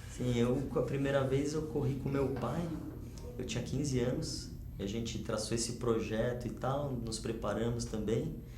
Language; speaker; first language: Portuguese; native; Portuguese